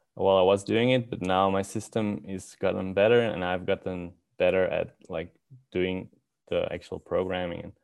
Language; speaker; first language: English; non-native, fluent; Dutch